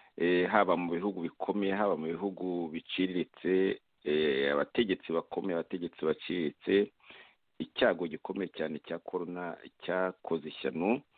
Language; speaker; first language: Kinyarwanda; native; Kinyarwanda